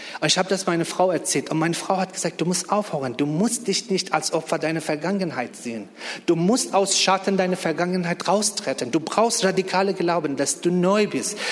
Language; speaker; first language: German; non-native, fluent; Persian